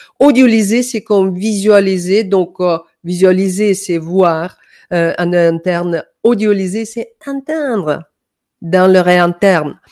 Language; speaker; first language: French; non-native, fluent; Danish